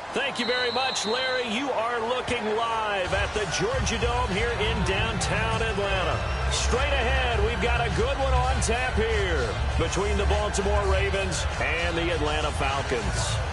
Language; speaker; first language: English; native; English